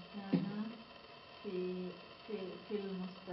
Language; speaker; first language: Arabic; non-native, learner; English